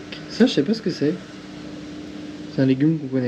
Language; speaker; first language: French; native; French